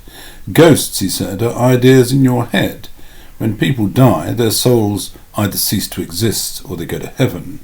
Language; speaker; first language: English; native; English